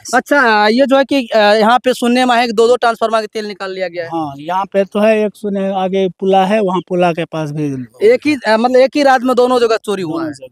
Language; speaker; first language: Hindi; native; Hindi